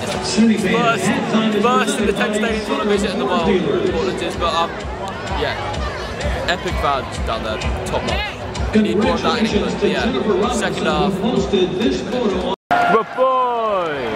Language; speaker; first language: English; native; English